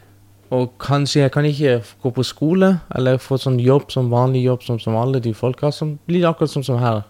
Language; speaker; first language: Norwegian; early bilingual, other home language; Persian